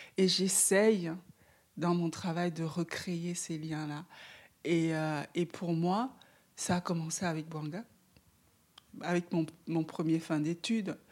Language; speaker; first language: French; native; French